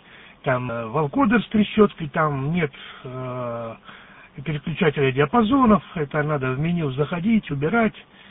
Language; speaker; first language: Russian; native; Russian